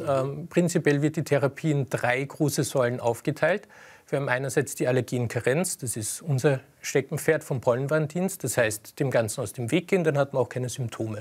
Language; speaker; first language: German; native; German